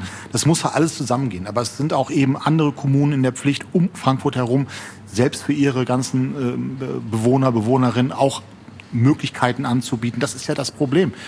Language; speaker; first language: German; native; German